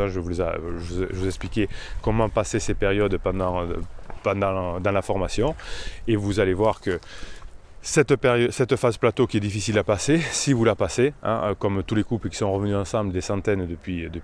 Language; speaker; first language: French; native; French